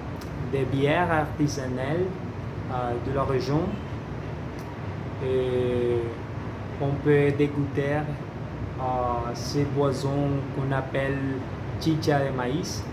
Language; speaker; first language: French; non-native, learner; Spanish